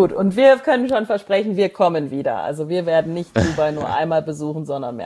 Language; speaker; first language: German; native; German